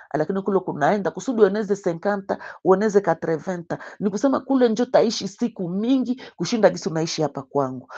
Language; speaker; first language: Swahili; native; Swahili